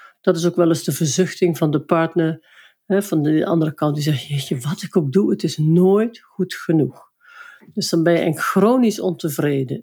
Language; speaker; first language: Dutch; native; Dutch